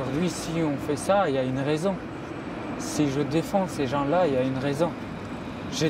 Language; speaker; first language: French; non-native, fluent; Persian